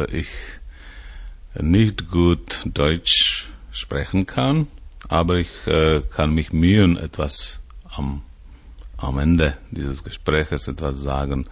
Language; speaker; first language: German; non-native, learner; Czech